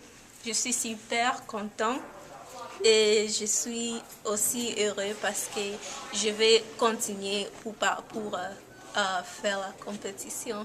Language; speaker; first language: French; non-native, learner; English